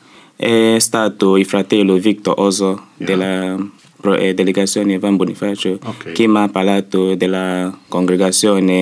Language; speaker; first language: Italian; non-native, learner; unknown